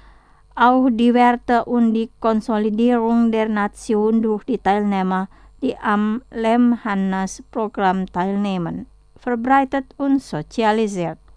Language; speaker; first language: German; non-native, fluent; Indonesian